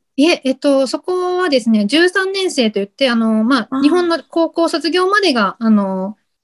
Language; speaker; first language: Japanese; native; Japanese